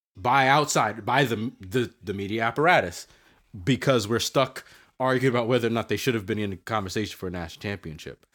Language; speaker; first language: English; native; English